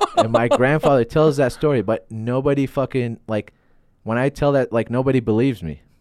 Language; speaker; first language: English; non-native, fluent; Arabic